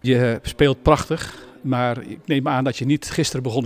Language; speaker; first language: Dutch; native; Dutch